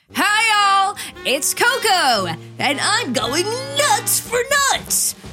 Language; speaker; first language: English; early bilingual, other home language; Polish